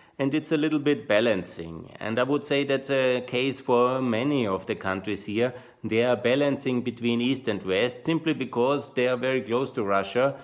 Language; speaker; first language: English; non-native, fluent; German